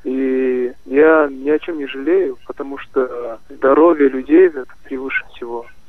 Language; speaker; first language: Russian; non-native, local second language; Kazakh